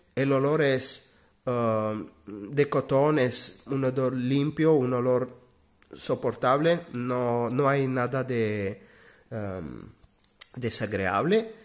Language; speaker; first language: Spanish; non-native, learner; Italian